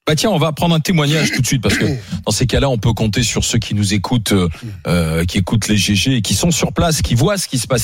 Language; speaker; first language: French; native; French